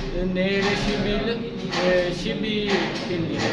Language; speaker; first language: Korean; non-native, learner; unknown